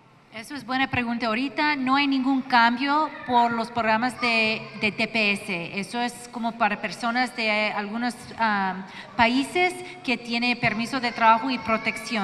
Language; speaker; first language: Spanish; early bilingual, heritage; Spanish